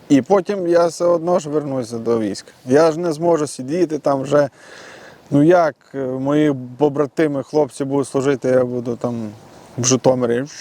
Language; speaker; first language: Ukrainian; non-native, local second language; Russian